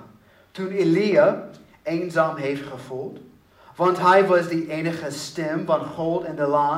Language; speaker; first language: Dutch; non-native, learner; English